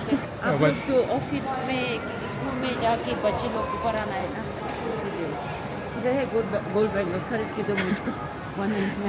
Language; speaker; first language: Hindi; non-native, learner; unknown